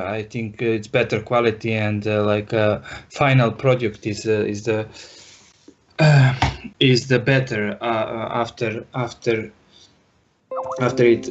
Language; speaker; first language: English; non-native, learner; Serbian